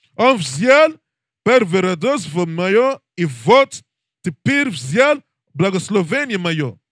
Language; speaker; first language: Russian; non-native, learner; English